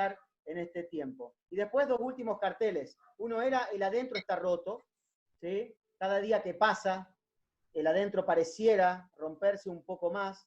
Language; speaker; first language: Spanish; native; Spanish